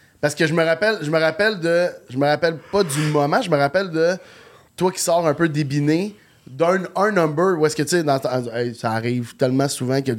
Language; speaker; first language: French; native; French